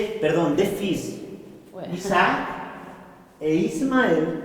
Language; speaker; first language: French; non-native, fluent; Spanish